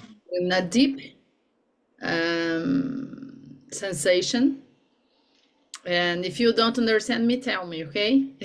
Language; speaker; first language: English; non-native, learner; Portuguese